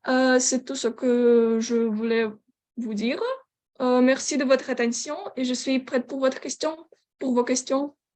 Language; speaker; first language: French; non-native, learner; Ukrainian